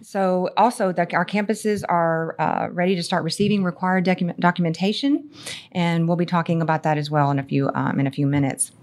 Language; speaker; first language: English; native; English